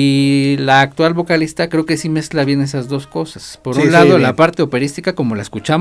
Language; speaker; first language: Spanish; native; Spanish